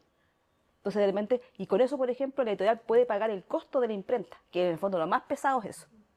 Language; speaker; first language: Spanish; native; Spanish